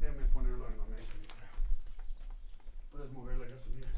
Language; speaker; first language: Spanish; non-native, learner; English